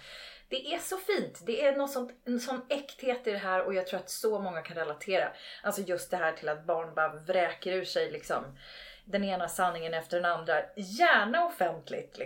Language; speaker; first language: Swedish; native; Swedish